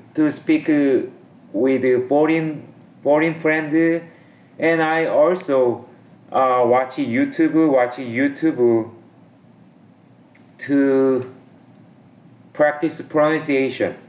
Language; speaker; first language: English; non-native, learner; Korean